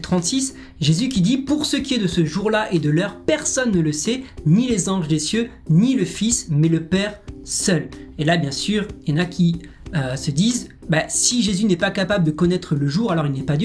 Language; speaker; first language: French; native; French